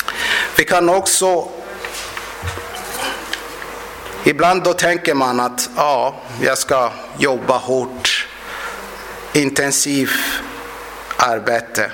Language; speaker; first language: Swedish; non-native, fluent; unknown